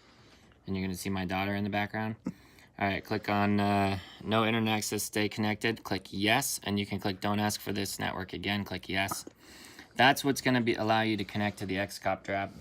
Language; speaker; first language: English; native; English